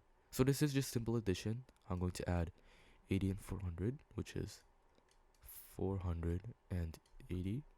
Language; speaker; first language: English; native; English